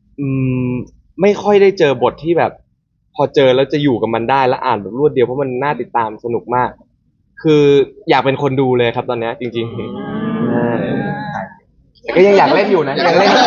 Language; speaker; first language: Thai; native; Thai